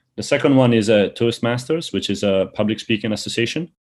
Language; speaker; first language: English; early bilingual, other home language; Albanian